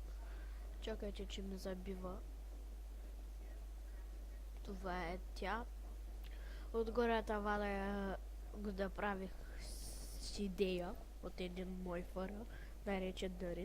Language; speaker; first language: Bulgarian; native; Bulgarian